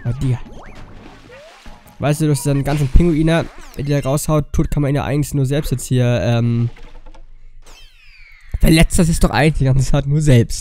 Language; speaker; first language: German; native; German